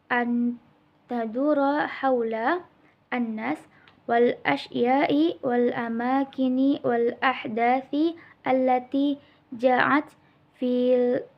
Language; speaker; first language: Arabic; non-native, learner; Indonesian